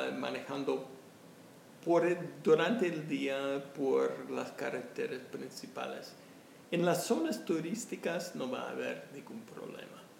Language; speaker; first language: Spanish; non-native, fluent; English